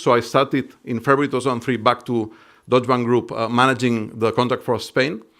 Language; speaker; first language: English; non-native, fluent; Catalan